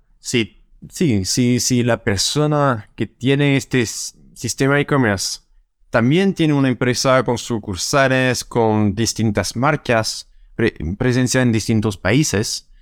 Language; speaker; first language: Spanish; non-native, fluent; French